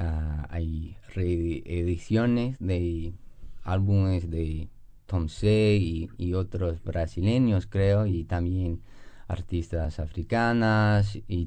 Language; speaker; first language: Spanish; non-native, fluent; English